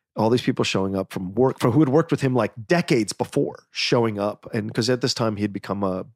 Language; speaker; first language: English; native; English